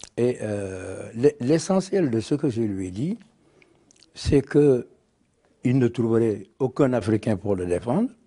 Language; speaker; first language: French; non-native, local second language; Wolof